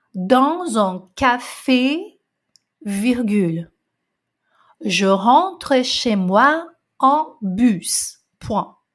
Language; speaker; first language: French; non-native, fluent; Portuguese